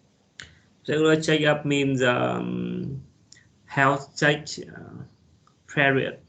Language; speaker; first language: English; non-native, learner; Vietnamese